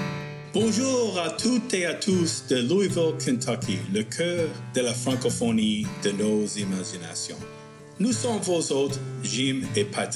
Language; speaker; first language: French; non-native, fluent; English